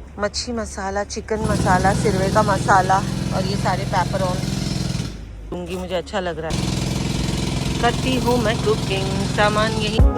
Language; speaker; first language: Hindi; native; Hindi